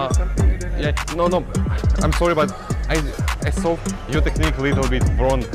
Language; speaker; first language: English; non-native, learner; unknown